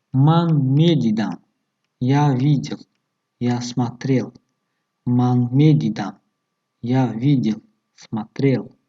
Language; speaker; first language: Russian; non-native, local second language; Tajik